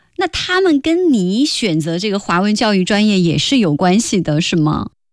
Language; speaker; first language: Chinese; native; Chinese